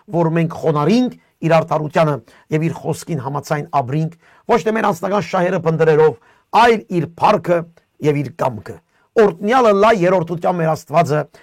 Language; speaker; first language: Armenian; early bilingual, heritage; Armenian